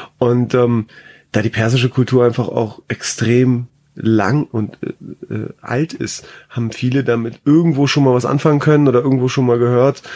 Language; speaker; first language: German; early bilingual, other home language; Persian